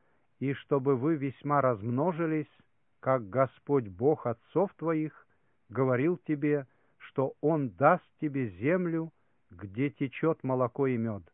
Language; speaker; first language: Russian; native; Russian